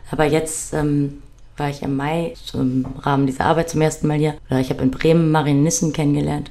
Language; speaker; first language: German; native; German